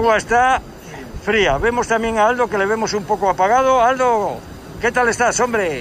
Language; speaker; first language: Spanish; native; Spanish